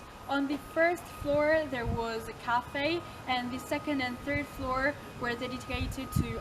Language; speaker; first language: English; non-native, learner; Italian